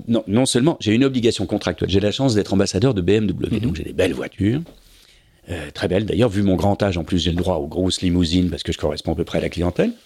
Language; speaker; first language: French; native; French